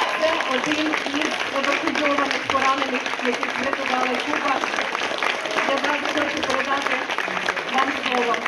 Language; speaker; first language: Ukrainian; native; Ukrainian